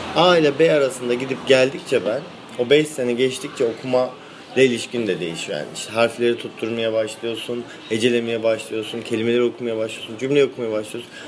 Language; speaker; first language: Turkish; native; Turkish